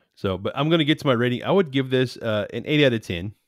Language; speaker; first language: English; native; English